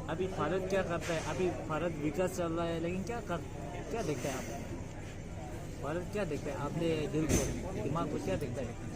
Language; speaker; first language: Hindi; non-native, learner; Tibetan